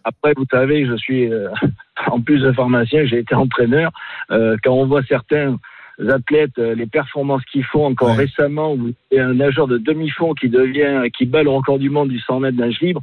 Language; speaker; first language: French; native; French